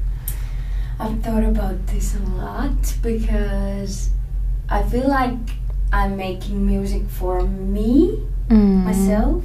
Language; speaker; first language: English; non-native, fluent; Finnish